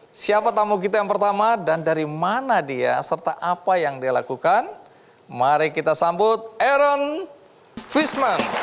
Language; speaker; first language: Indonesian; native; Indonesian